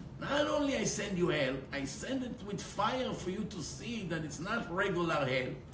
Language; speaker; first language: English; non-native, fluent; Hebrew